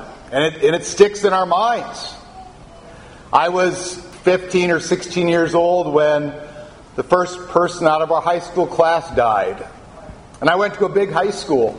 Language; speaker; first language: English; native; English